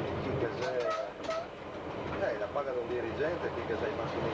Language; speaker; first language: Italian; native; Italian